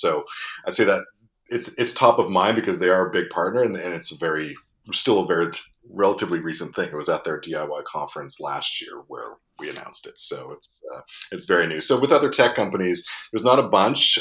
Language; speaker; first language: English; native; English